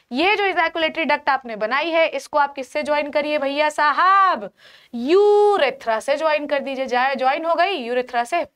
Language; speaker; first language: Hindi; native; Hindi